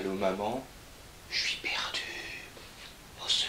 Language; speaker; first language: French; native; French